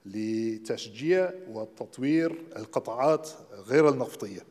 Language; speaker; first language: Arabic; non-native, fluent; English